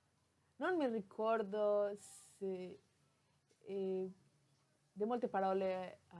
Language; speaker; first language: Italian; non-native, learner; Spanish